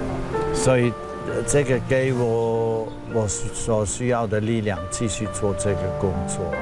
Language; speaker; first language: Chinese; non-native, fluent; German